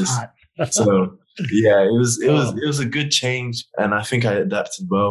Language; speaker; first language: English; native; English